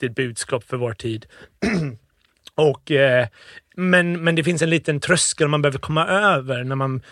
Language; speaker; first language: Swedish; native; Swedish